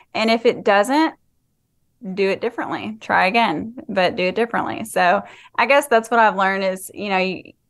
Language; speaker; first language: English; native; English